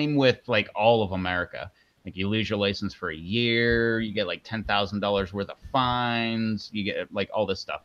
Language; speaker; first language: English; native; English